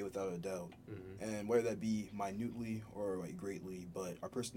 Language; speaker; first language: English; early bilingual, other home language; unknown